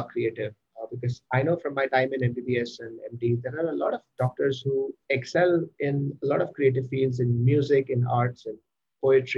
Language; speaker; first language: English; non-native, local second language; Malayalam